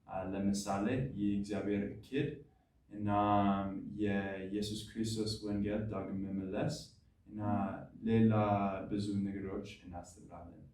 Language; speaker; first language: Amharic; non-native, learner; English